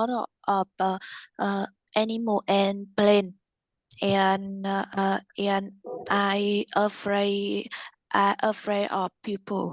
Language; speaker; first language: English; non-native, learner; Vietnamese